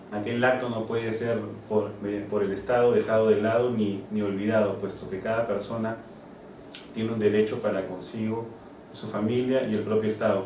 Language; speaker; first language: Spanish; native; Spanish